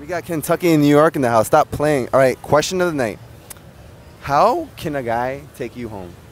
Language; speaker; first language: English; early bilingual, other home language; Spanish